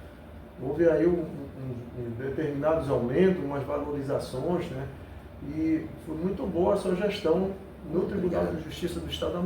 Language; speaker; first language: Portuguese; native; Portuguese